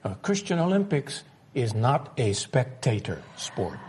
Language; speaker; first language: English; native; English